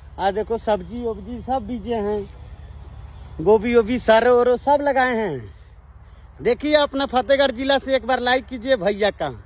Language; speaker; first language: Hindi; native; Hindi